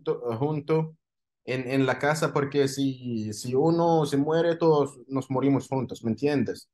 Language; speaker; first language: Spanish; non-native, fluent; Arabic